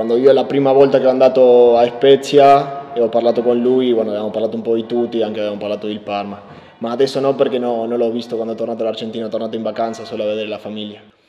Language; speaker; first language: Italian; non-native, learner; Spanish